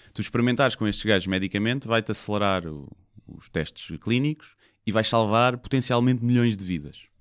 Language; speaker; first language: Portuguese; native; Portuguese